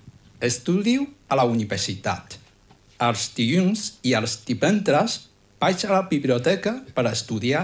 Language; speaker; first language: Catalan; non-native, learner; Chinese